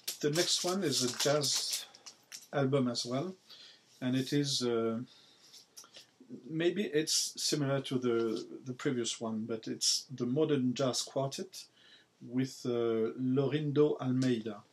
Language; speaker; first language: English; non-native, learner; French